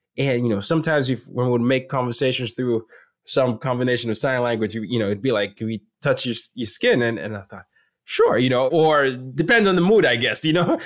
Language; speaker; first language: English; non-native, local second language; Yoruba